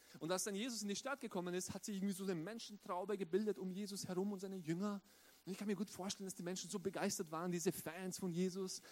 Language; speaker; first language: German; early bilingual, other home language; Romanian